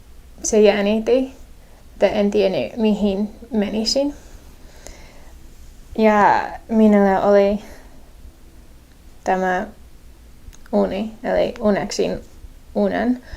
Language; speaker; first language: Finnish; non-native, fluent; English